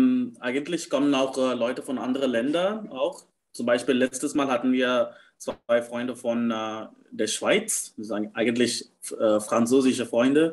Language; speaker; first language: German; non-native, fluent; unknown